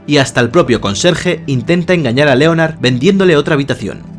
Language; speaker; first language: Spanish; native; Spanish